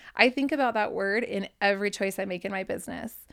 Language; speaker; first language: English; native; English